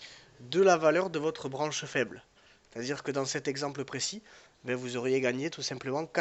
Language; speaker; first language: French; native; French